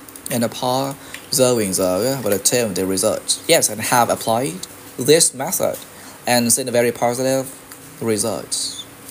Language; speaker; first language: English; non-native, fluent; Vietnamese